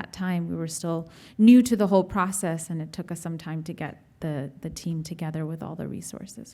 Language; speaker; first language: English; native; English